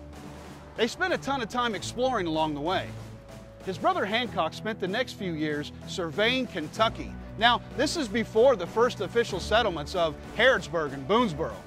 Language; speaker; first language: English; native; English